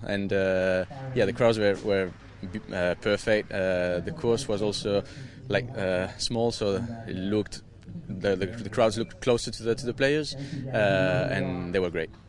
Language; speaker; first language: English; non-native, fluent; Spanish